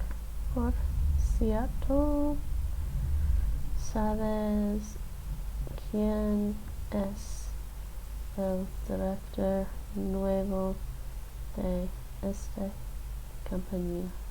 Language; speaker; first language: Spanish; non-native, learner; English